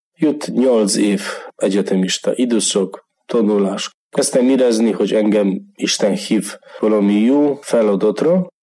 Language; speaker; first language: Hungarian; non-native, learner; Polish